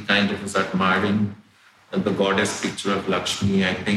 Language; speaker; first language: English; non-native, local second language; Telugu